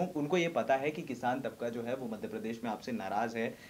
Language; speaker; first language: Hindi; native; Hindi